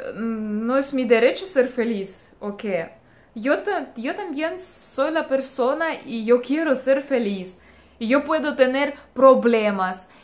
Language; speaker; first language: Spanish; non-native, fluent; Russian